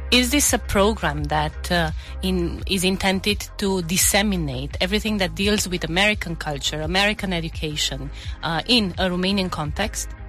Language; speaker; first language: English; non-native, fluent; Romanian